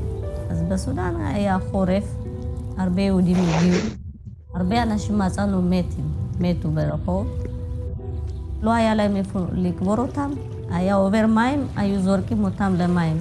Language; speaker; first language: Hebrew; non-native, fluent; Amharic